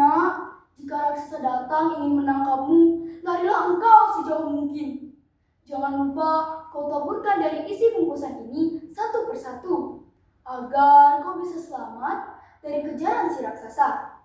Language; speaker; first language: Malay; non-native, local second language; Balinese